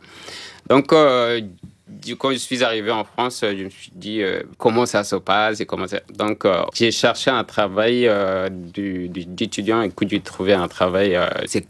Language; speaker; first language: French; non-native, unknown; Arabic